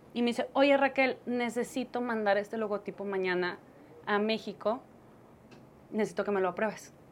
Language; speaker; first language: Spanish; native; Spanish